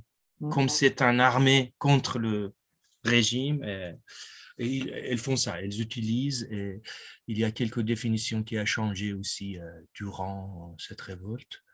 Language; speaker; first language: French; non-native, fluent; Persian